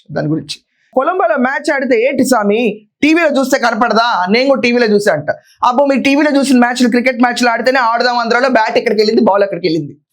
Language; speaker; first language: Telugu; native; Telugu